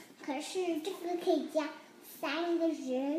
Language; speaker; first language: Chinese; early bilingual, heritage; Chinese